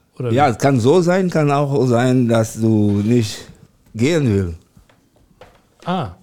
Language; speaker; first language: German; non-native, learner; French